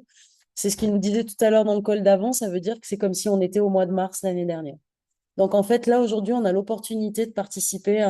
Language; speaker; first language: French; native; French